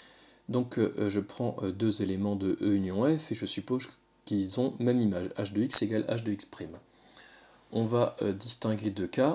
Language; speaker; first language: French; native; French